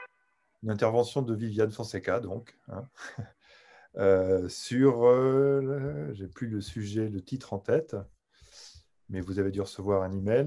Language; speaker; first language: French; native; French